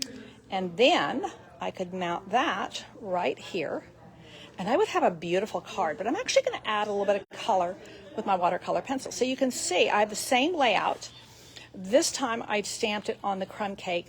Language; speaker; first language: English; native; English